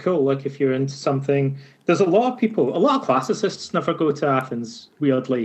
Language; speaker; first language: English; native; English